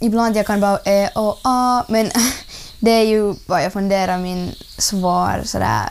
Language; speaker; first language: Swedish; non-native, learner; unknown